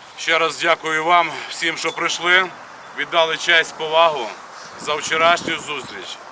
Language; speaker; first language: Ukrainian; native; Ukrainian